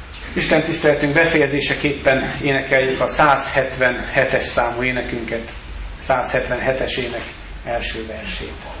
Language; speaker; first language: Hungarian; native; Hungarian